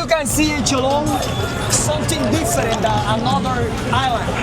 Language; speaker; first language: English; non-native, learner; Spanish